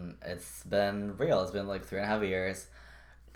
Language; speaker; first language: English; non-native, fluent; Spanish